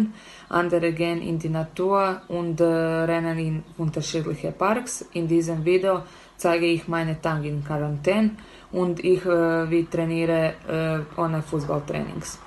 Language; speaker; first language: German; non-native, learner; Croatian